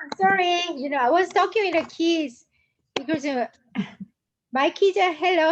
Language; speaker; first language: English; non-native, learner; Korean